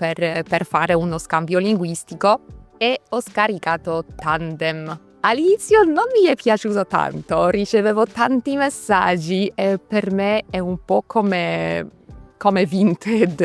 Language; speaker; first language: Italian; non-native, fluent; Polish